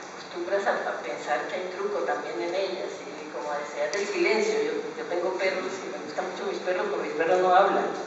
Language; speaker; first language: Spanish; native; Spanish